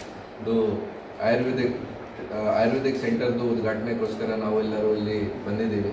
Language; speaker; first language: Kannada; non-native, local second language; Hindi